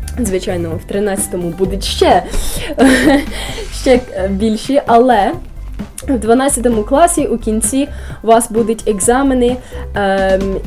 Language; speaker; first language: Ukrainian; early bilingual, heritage; Ukrainian